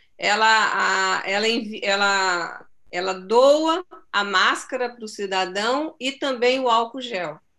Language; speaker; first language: Portuguese; native; Portuguese